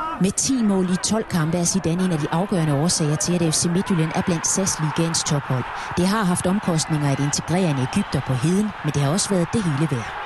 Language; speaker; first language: Danish; native; Danish